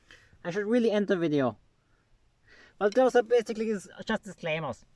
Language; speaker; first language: English; non-native, fluent; German